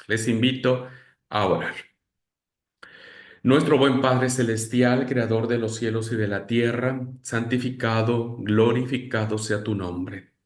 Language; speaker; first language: Spanish; native; Spanish